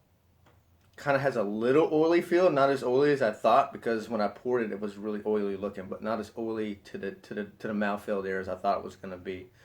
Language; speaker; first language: English; native; English